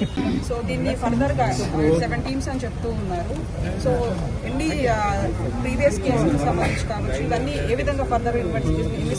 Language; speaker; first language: Telugu; native; Telugu